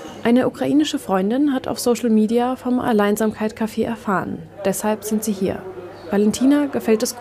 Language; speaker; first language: German; native; German